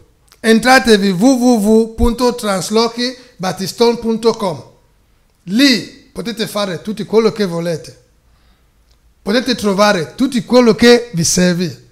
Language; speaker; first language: Italian; non-native, fluent; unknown